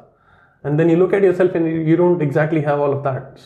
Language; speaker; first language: English; non-native, local second language; Kashmiri